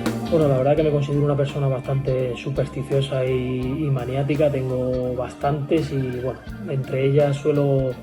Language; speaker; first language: Spanish; native; Spanish